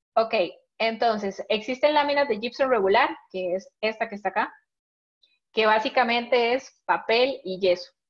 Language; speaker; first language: Spanish; native; Spanish